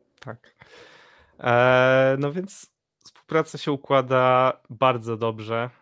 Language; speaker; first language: Polish; native; Polish